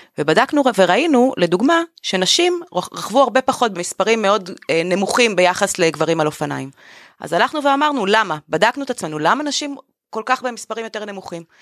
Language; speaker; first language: Hebrew; native; Hebrew